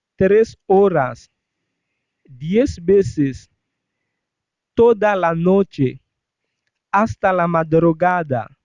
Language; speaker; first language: Spanish; non-native, fluent; Haitian Creole